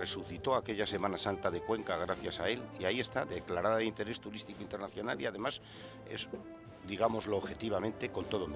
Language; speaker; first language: Spanish; native; Spanish